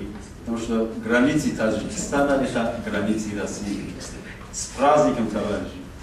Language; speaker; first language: Russian; non-native, local second language; Tajik